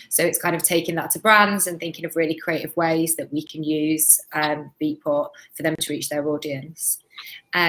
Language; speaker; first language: English; native; English